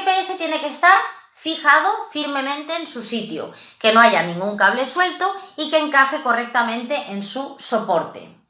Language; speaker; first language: Spanish; native; Spanish